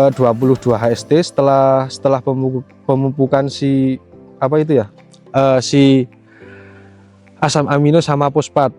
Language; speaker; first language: Indonesian; non-native, local second language; Javanese